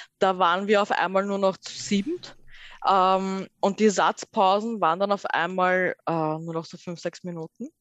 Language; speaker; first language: German; early bilingual, other home language; Persian